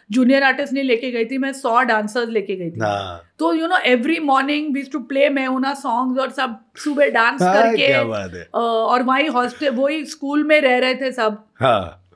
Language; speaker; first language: Hindi; native; Hindi